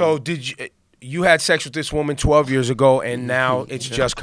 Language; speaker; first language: English; native; English